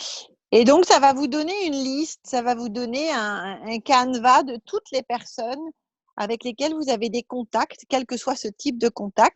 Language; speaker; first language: French; native; French